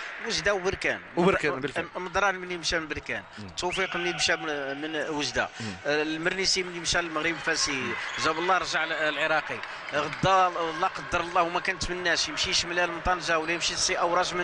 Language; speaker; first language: Arabic; native; Arabic